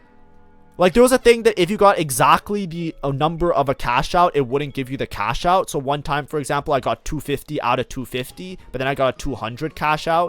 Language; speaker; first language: English; native; English